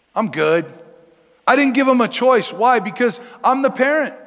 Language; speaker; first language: English; native; English